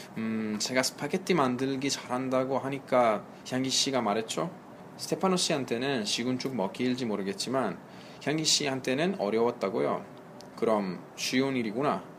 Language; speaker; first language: Korean; non-native, fluent; Italian